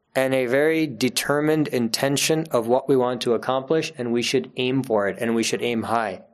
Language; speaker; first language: English; native; English